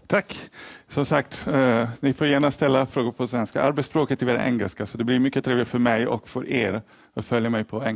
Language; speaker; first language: Swedish; non-native, fluent; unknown